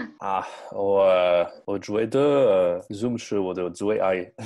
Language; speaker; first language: Chinese; non-native, learner; French